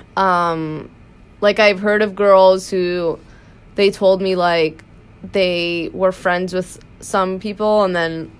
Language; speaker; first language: English; native; English